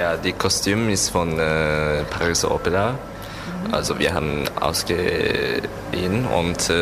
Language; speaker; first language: German; non-native, learner; Japanese